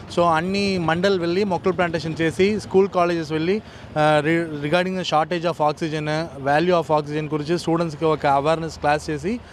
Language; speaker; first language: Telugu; non-native, learner; Tamil